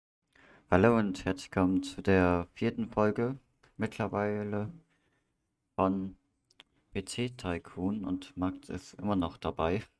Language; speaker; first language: German; native; German